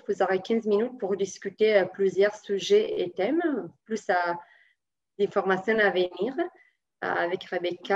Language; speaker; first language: French; native; French